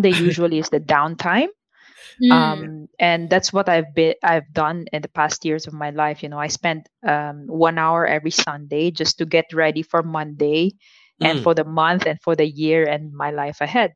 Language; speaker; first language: English; non-native, local second language; Filipino